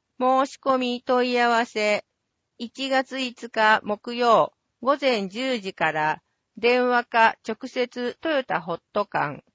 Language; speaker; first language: Japanese; native; Japanese